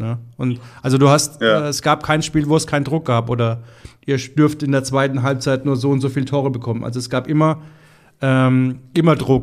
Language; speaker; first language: German; native; German